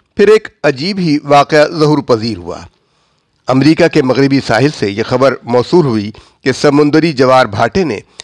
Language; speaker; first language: Urdu; native; Urdu